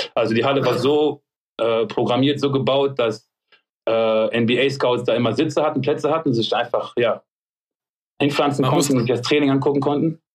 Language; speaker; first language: German; early bilingual, other home language; French